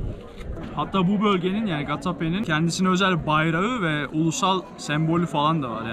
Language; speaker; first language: Turkish; native; Turkish